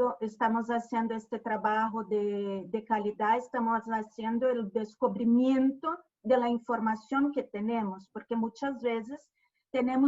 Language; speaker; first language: Spanish; non-native, fluent; Portuguese